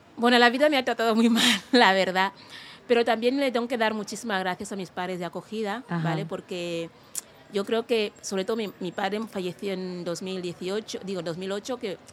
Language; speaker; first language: Spanish; non-native, local second language; Fang